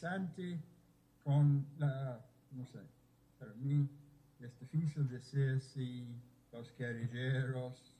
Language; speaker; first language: Spanish; non-native, fluent; English